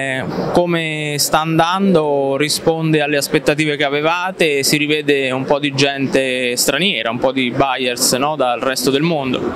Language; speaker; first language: Italian; native; Italian